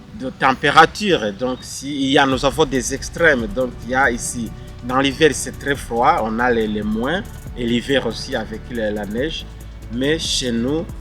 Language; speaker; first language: French; non-native, local second language; Kinyarwanda